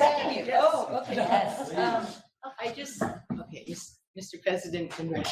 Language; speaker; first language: English; native; English